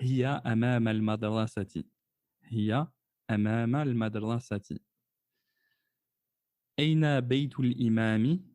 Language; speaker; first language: Arabic; non-native, fluent; French